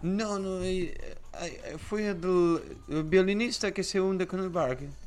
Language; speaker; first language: Spanish; native; Spanish